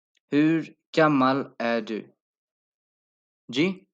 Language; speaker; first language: Swedish; non-native, fluent; Urdu